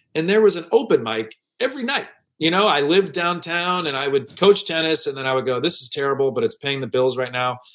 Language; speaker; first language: English; native; English